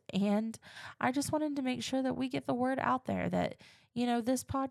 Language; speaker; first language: English; native; English